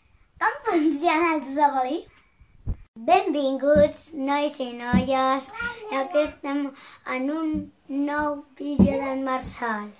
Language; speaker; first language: Catalan; non-native, local second language; Spanish